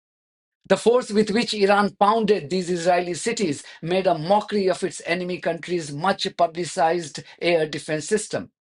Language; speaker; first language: English; non-native, local second language; Hindi